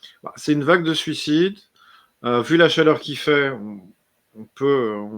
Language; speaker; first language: French; native; French